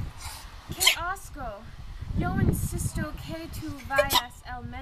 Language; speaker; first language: Spanish; non-native, learner; English